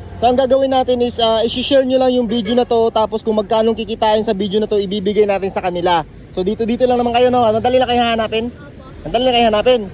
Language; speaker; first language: Filipino; native; Filipino